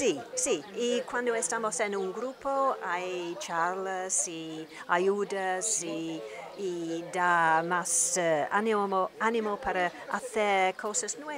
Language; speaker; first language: Spanish; non-native, learner; English